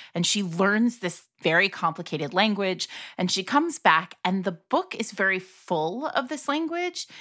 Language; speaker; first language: English; early bilingual, other home language; Italian